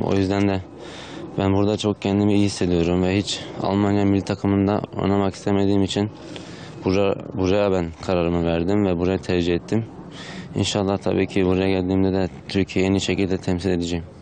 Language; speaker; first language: Turkish; early bilingual, heritage; Turkish